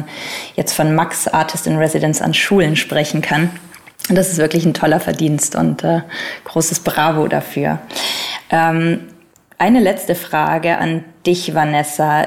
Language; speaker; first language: German; native; German